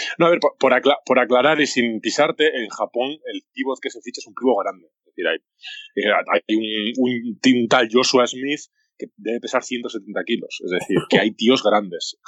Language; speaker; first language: Spanish; native; Spanish